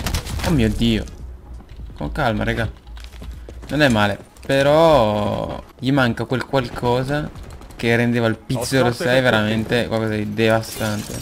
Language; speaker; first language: Italian; native; Italian